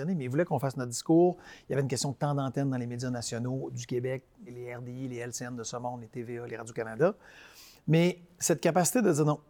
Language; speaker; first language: French; native; French